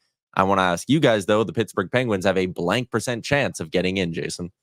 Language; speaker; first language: English; native; English